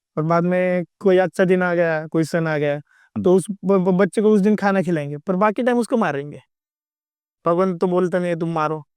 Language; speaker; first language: Hindi; non-native, local second language; Marathi